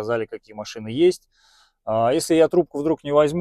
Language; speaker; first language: Russian; native; Russian